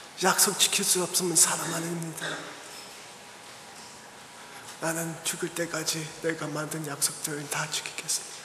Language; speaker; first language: Korean; early bilingual, heritage; English